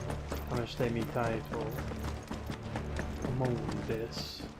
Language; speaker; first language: Japanese; non-native, learner; English